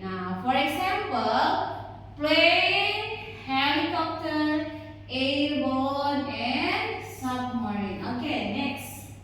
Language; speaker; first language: English; non-native, learner; Indonesian